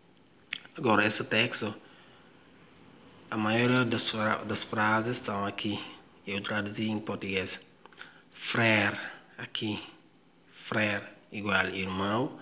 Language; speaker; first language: Portuguese; non-native, fluent; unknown